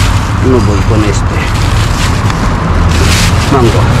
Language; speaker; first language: Spanish; non-native, learner; Filipino